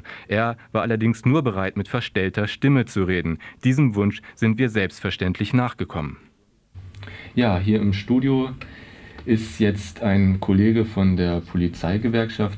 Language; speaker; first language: German; native; German